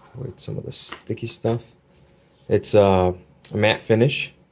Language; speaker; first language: English; native; English